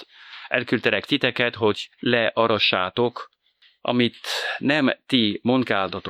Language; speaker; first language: Hungarian; non-native, fluent; French